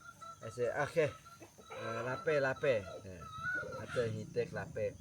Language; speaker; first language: English; non-native, learner; Thai